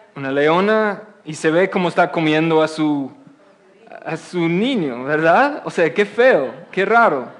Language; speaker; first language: Spanish; non-native, fluent; English